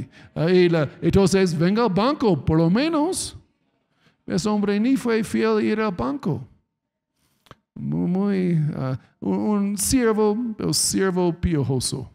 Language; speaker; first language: Spanish; non-native, fluent; English